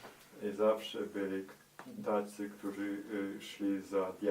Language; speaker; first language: Polish; early bilingual, heritage; Polish